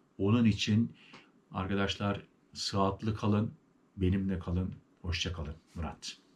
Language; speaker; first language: Turkish; early bilingual, heritage; Turkish